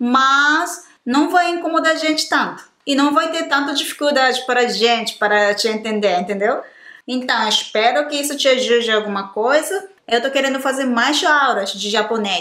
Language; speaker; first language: Portuguese; non-native, fluent; Japanese